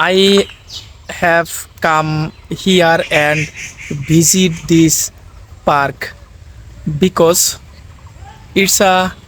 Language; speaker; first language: English; non-native, learner; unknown